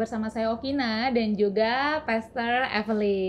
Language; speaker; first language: Indonesian; native; Indonesian